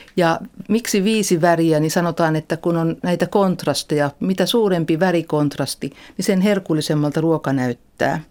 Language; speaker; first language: Finnish; native; Finnish